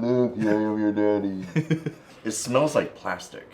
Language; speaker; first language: English; native; English